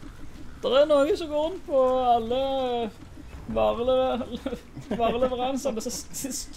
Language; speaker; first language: Norwegian; native; Norwegian